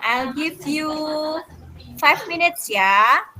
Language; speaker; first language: English; non-native, fluent; Indonesian